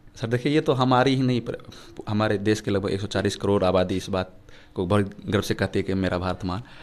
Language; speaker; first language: Hindi; native; Hindi